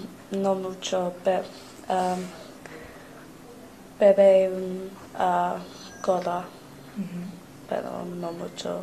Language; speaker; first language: Spanish; non-native, learner; English